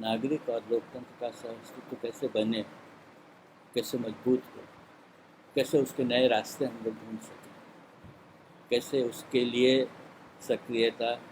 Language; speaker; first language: Hindi; native; Hindi